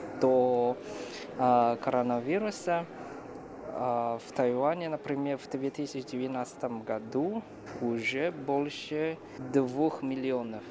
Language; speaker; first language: Russian; non-native, fluent; Chinese